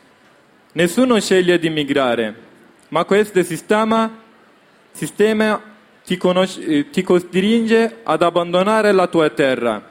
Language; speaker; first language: Italian; non-native, learner; Kurdish